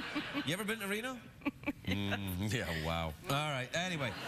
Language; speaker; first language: English; native; English